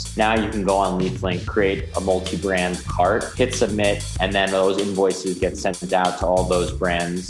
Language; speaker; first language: English; native; English